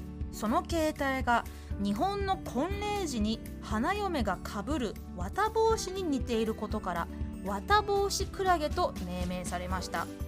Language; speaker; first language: Japanese; native; Japanese